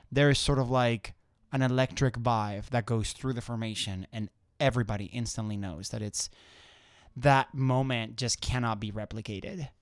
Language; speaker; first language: English; non-native, fluent; Spanish